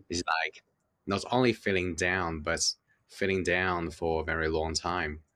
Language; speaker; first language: English; non-native, fluent; Chinese